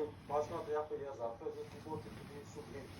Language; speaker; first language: Russian; non-native, learner; Tajik